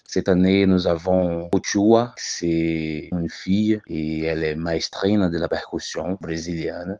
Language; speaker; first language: French; non-native, fluent; Portuguese